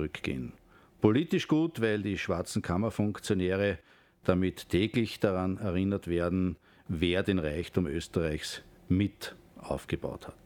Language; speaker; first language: German; native; German